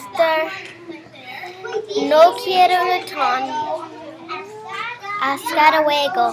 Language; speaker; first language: Spanish; non-native, learner; English